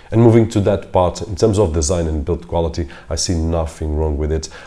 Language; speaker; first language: English; non-native, fluent; Portuguese